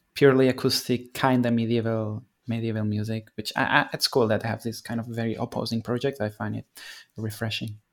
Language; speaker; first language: English; non-native, fluent; Spanish